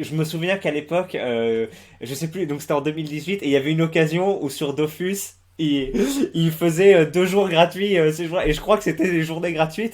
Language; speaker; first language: French; native; French